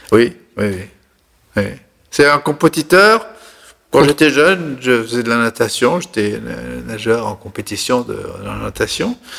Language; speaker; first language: French; non-native, local second language; Arabic